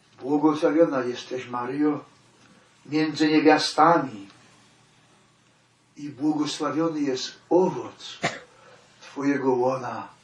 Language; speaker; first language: Polish; native; Polish